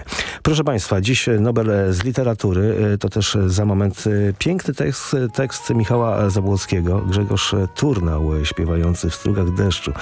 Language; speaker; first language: Polish; native; Polish